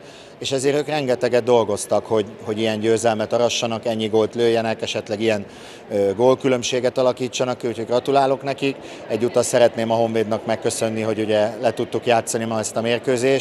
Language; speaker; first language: Hungarian; native; Hungarian